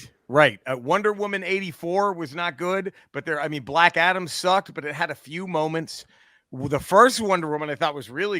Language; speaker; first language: English; native; English